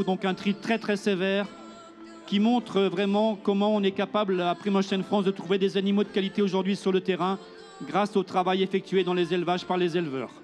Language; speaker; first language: French; native; French